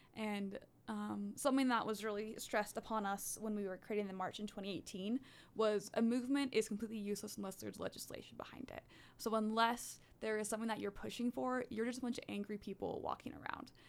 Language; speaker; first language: English; early bilingual, other home language; Dutch